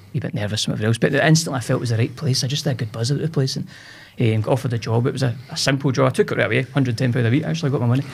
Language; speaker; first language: English; native; English